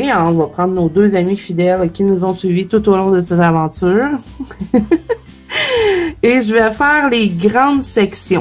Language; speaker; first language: French; native; French